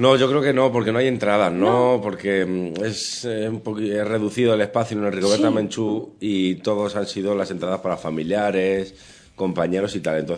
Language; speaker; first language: Spanish; native; Spanish